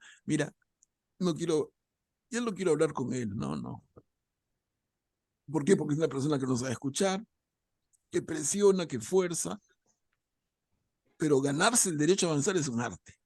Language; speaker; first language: Spanish; native; Spanish